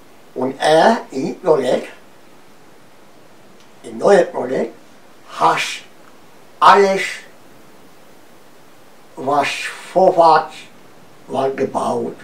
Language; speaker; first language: German; non-native, learner; Romanian